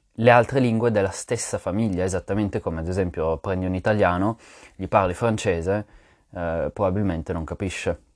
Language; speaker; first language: Italian; non-native, fluent; French